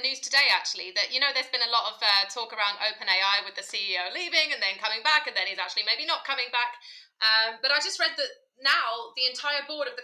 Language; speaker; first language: English; native; English